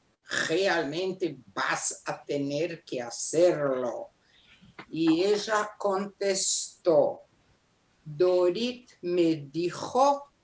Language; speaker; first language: Spanish; non-native, fluent; Portuguese